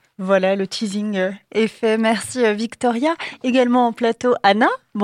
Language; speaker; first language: French; native; French